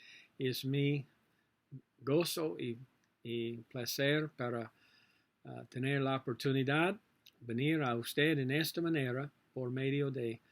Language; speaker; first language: Spanish; non-native, learner; English